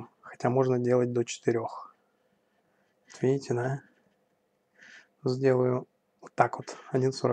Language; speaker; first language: Russian; native; Russian